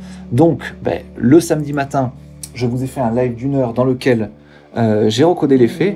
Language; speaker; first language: French; native; French